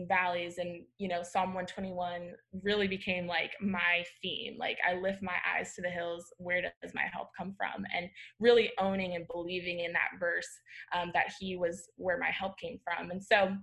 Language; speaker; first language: English; native; English